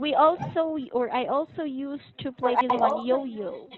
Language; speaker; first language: English; non-native, local second language; Filipino